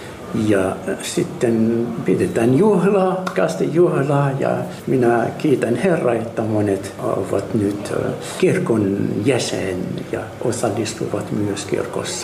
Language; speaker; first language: Finnish; non-native, learner; Arabic